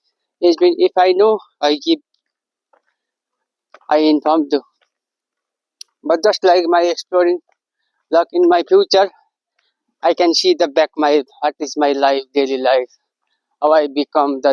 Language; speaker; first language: English; non-native, learner; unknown